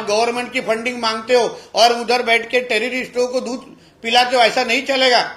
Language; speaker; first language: Hindi; non-native, local second language; Marathi